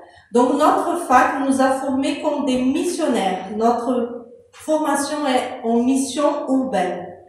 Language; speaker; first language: French; non-native, fluent; Portuguese